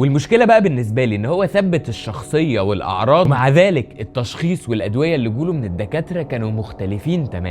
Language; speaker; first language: Arabic; native; Arabic